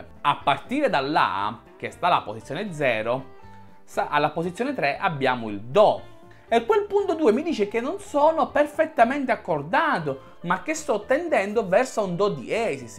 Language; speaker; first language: Italian; native; Italian